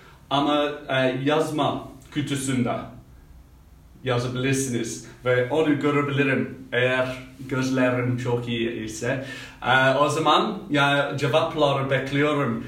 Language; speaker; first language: Turkish; non-native, fluent; English